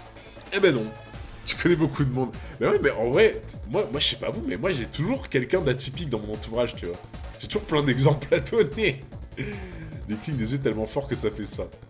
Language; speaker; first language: French; native; French